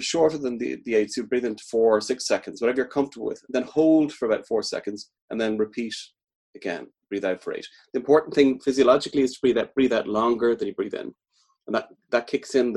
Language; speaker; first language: English; native; English